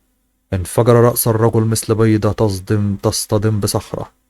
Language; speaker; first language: Arabic; native; Arabic